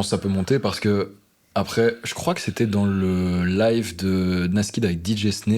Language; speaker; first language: French; native; French